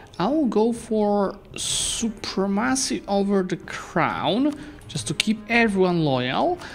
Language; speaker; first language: English; non-native, fluent; Polish